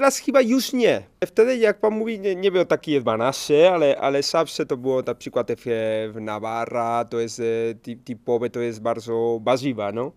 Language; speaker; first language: Polish; non-native, learner; Spanish